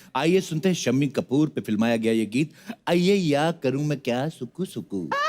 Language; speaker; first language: Hindi; non-native, local second language; Punjabi